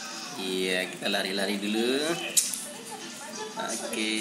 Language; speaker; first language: Indonesian; native; Indonesian